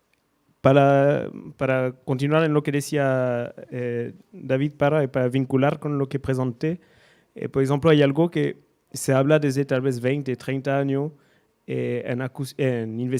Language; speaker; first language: Spanish; non-native, fluent; French